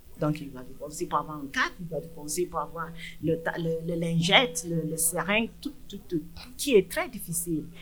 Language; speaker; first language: French; non-native, fluent; Yoruba